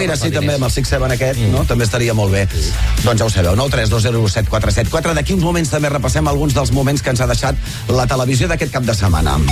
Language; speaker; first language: Catalan; native; Catalan